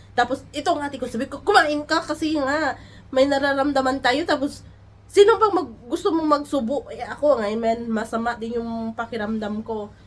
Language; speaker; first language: Filipino; non-native, local second language; Cebuano